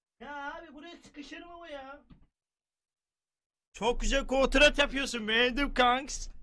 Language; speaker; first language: Turkish; native; Turkish